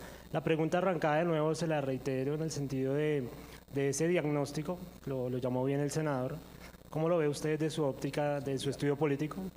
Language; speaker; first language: Spanish; native; Spanish